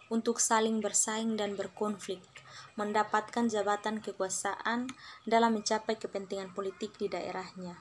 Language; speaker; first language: Indonesian; native; Indonesian